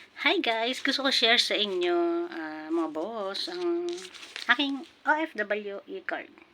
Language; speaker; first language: Filipino; non-native, local second language; Pampanga